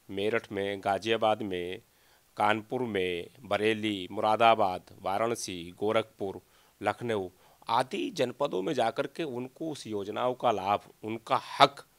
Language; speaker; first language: Hindi; native; Hindi